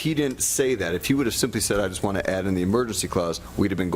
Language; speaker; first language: English; native; English